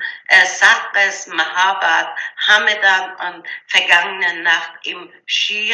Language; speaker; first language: German; non-native, learner; Persian